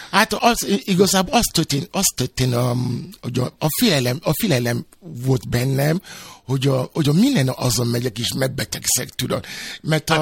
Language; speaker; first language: Hungarian; non-native, fluent; Yoruba